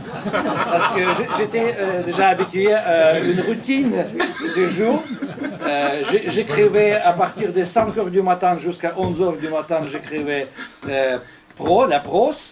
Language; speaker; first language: French; non-native, fluent; Russian